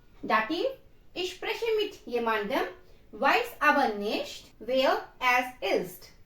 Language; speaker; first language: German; non-native, fluent; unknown